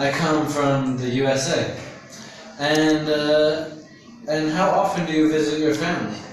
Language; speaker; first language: English; non-native, learner; Vietnamese